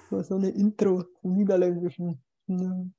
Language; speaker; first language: German; non-native, fluent; Bulgarian